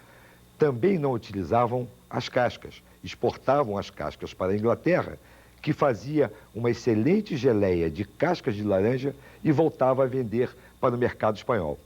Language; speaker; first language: Portuguese; native; Portuguese